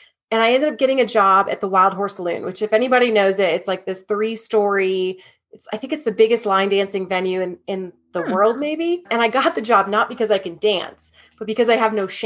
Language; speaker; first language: English; native; English